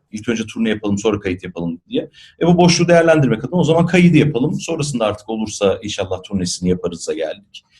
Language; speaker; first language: Turkish; native; Turkish